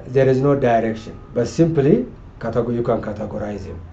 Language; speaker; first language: English; non-native, local second language; Amharic